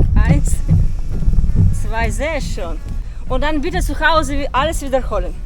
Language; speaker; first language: German; non-native, learner; Ukrainian